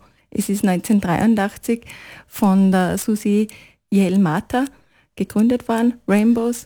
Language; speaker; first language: German; native; German